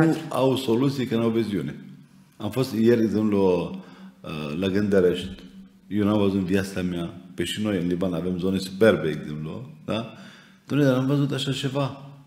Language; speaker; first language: Romanian; non-native, fluent; Arabic